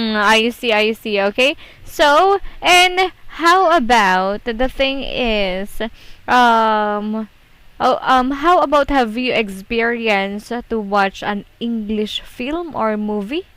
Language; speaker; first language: English; non-native, local second language; Filipino